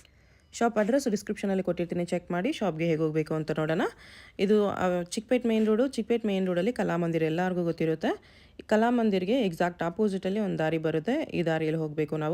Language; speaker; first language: Kannada; native; Kannada